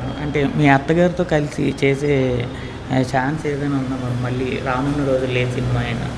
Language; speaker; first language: Telugu; native; Telugu